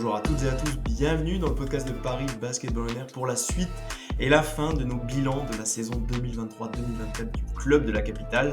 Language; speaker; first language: French; native; French